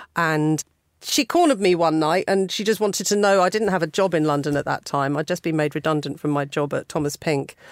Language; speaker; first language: English; native; English